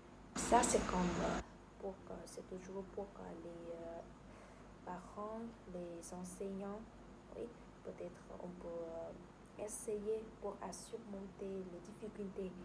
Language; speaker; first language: French; non-native, learner; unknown